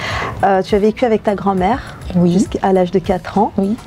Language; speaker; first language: French; native; French